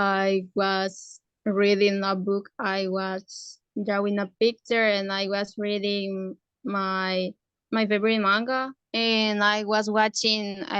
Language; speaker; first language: English; non-native, learner; Spanish